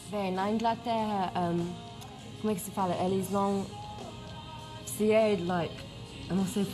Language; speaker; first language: Portuguese; early bilingual, heritage; English